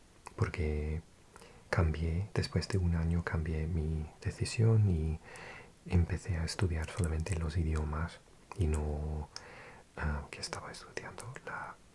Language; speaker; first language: Spanish; non-native, fluent; English